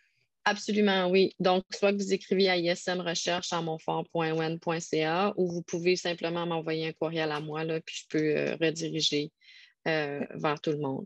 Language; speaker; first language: French; native; French